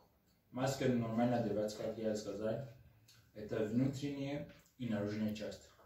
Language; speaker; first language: Russian; non-native, learner; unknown